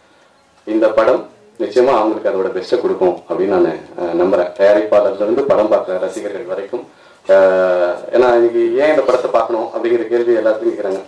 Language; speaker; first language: Tamil; native; Tamil